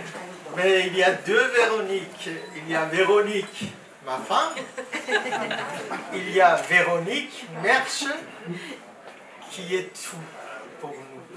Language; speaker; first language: French; non-native, fluent; Persian